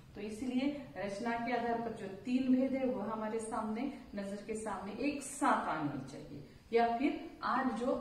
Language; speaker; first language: Hindi; non-native, local second language; Marathi